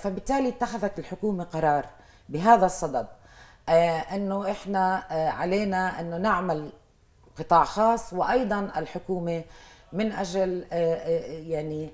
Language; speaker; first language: Arabic; native; Arabic